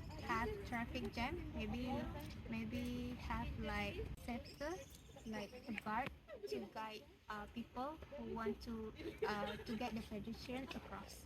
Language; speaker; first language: English; non-native, local second language; Malay